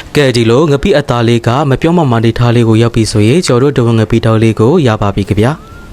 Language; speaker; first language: Burmese; native; Burmese